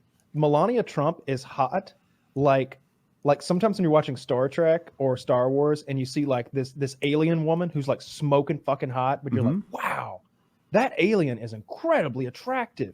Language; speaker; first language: English; native; English